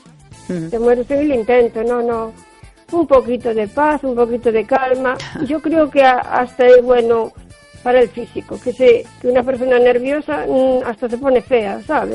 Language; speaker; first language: Spanish; native; Spanish